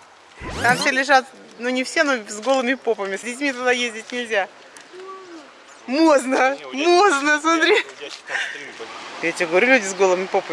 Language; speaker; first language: Russian; native; Russian